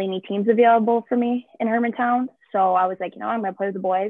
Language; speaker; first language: English; native; English